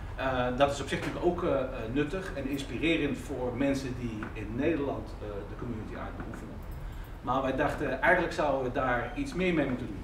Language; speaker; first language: Dutch; native; Dutch